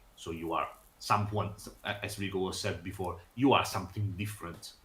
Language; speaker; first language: English; non-native, fluent; Italian